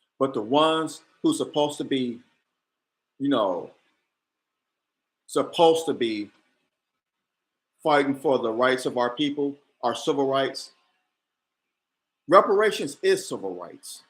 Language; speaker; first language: English; native; English